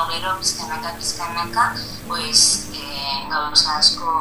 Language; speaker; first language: Basque; non-native, learner; Spanish